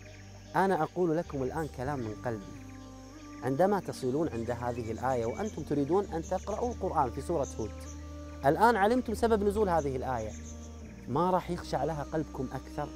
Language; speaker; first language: Arabic; native; Arabic